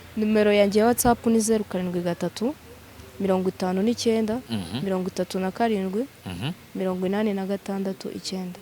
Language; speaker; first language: Kinyarwanda; early bilingual, other home language; Rundi